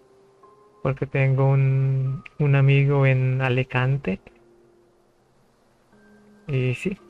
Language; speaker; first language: Spanish; non-native, fluent; Filipino